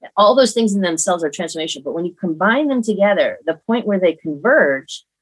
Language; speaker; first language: English; native; English